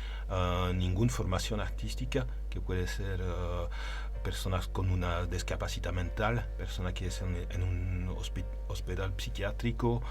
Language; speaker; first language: Spanish; non-native, learner; French